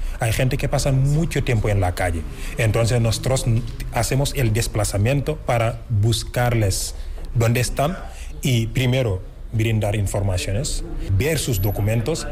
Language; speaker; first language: Spanish; non-native, fluent; Wolof